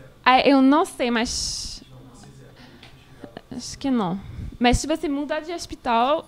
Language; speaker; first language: Portuguese; non-native, learner; French